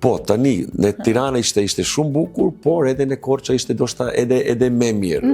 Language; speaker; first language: Albanian; non-native, learner; Serbian